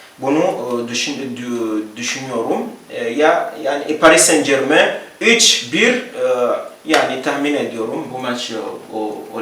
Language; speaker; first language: Turkish; non-native, learner; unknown